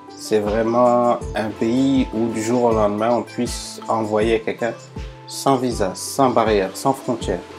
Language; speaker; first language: French; non-native, local second language; Wolof